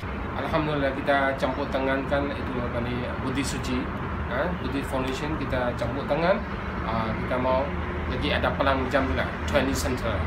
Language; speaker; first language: Indonesian; non-native, learner; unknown